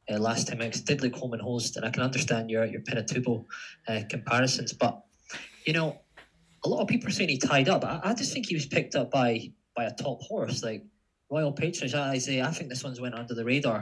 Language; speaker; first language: English; native; English